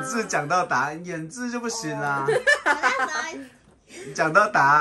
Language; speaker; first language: Chinese; native; Chinese